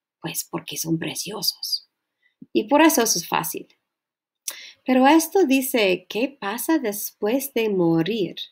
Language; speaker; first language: Spanish; non-native, learner; English